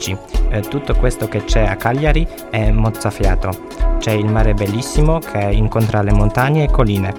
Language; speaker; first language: Italian; non-native, fluent; Polish